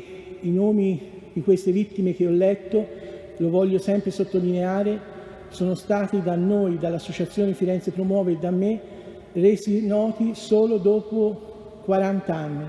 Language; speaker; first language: Italian; native; Italian